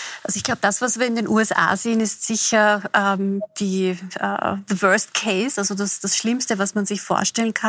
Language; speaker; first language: German; native; German